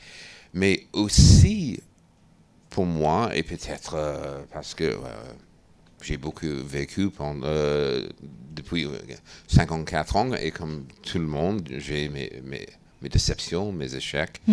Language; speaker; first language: French; non-native, fluent; English